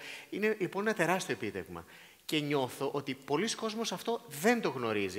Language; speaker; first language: Greek; native; Greek